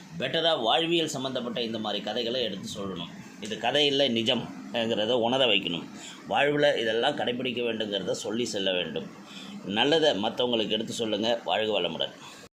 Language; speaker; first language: Tamil; native; Tamil